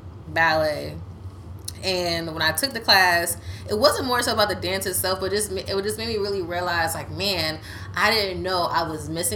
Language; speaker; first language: English; native; English